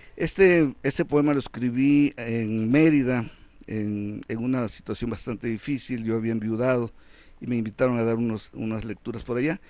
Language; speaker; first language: Spanish; native; Spanish